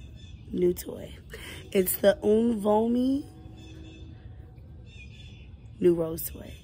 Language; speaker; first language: English; native; English